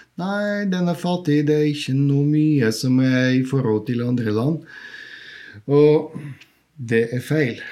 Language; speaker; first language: Norwegian; non-native, fluent; Bulgarian